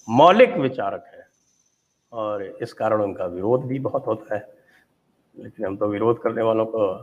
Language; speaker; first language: Hindi; native; Hindi